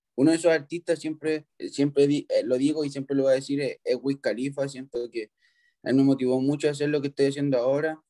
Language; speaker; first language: Spanish; native; Spanish